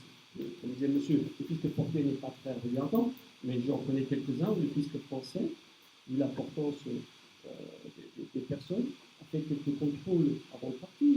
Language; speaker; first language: French; native; French